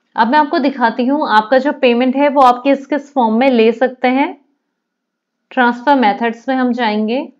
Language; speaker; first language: Hindi; native; Hindi